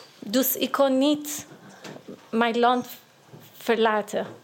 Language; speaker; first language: Dutch; non-native, learner; Persian